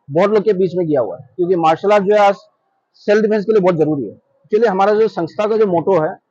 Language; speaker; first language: Hindi; non-native, local second language; Bangla